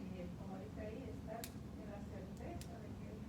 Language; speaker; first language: Spanish; native; Spanish